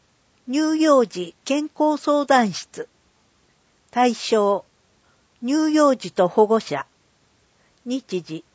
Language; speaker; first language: Japanese; native; Japanese